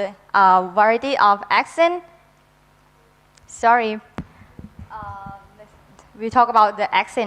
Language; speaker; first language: English; non-native, learner; Thai